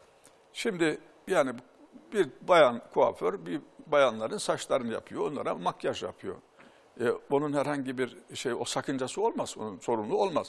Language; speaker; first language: Turkish; native; Turkish